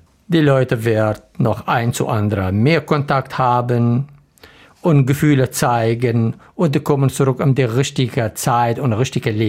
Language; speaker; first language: German; non-native, learner; Arabic